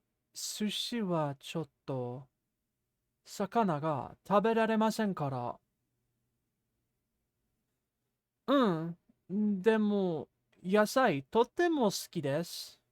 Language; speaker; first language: Japanese; non-native, fluent; English